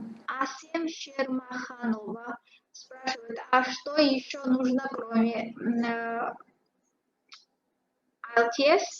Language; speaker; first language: Russian; non-native, fluent; Georgian